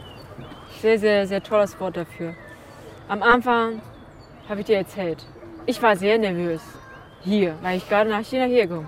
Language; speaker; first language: German; non-native, fluent; Chinese